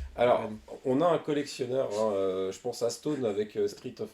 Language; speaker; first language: French; native; French